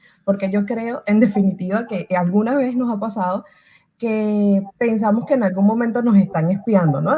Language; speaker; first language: Spanish; native; Spanish